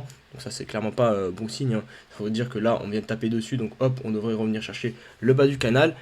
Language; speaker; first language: French; native; French